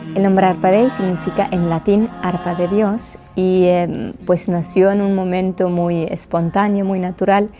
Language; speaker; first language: Spanish; non-native, local second language; German